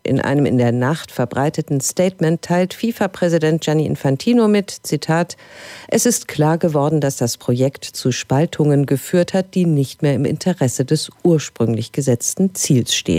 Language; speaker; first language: German; native; German